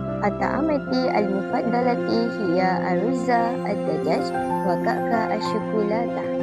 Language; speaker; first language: Arabic; non-native, learner; Malay